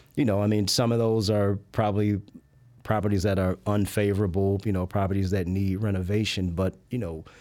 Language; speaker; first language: English; native; English